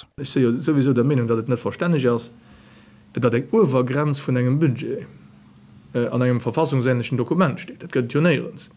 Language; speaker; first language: Luxembourgish; native; Luxembourgish